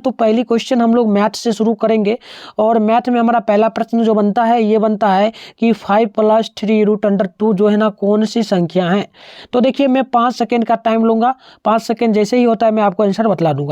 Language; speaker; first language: Hindi; native; Hindi